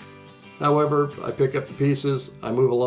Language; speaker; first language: English; native; English